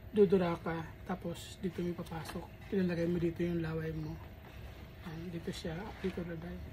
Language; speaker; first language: Filipino; native; Filipino